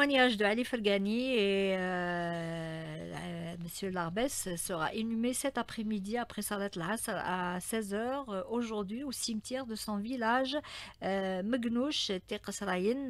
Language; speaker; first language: French; non-native, local second language; Arabic